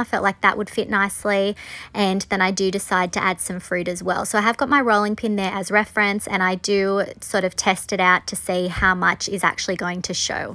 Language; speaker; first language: English; native; English